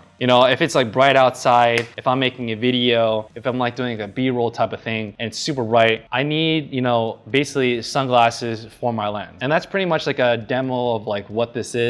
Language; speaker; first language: English; native; English